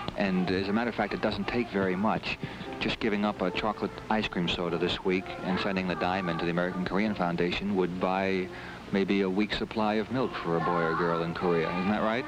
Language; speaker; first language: English; native; English